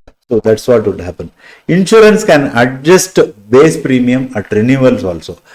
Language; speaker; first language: English; non-native, local second language; Tamil